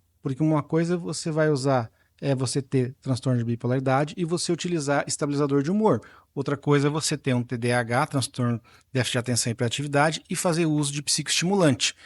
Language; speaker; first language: Portuguese; native; Portuguese